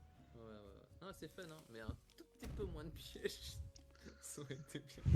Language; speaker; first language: French; native; French